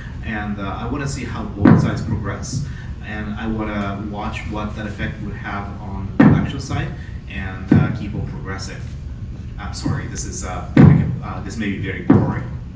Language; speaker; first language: English; non-native, fluent; Japanese